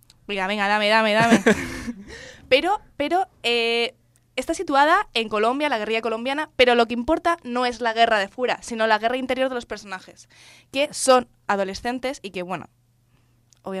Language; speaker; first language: Spanish; native; Spanish